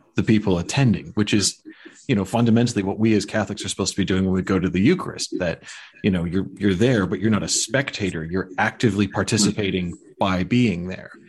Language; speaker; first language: English; native; English